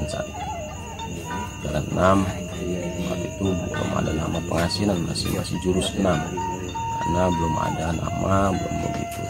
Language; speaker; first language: Indonesian; native; Indonesian